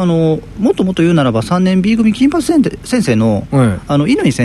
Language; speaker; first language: Japanese; native; Japanese